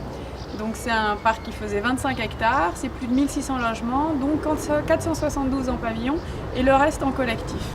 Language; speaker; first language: French; native; French